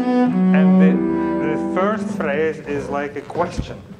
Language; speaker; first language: English; non-native, learner; Russian